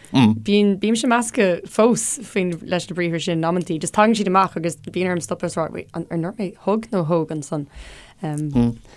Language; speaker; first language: Irish; non-native, local second language; English